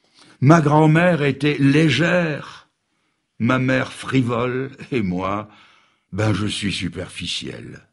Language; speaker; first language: French; native; French